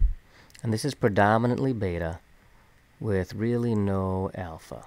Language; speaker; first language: English; native; English